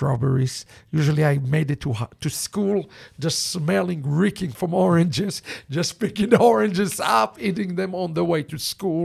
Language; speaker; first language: English; non-native, fluent; Hebrew